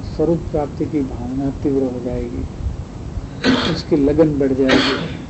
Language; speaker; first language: Hindi; non-native, local second language; Gujarati